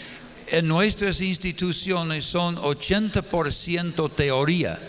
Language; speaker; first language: Spanish; non-native, fluent; English